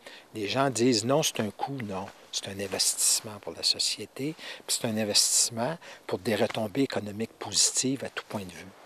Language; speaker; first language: French; native; French